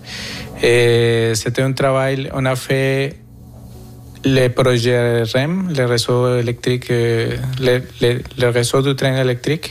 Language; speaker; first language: French; non-native, fluent; Spanish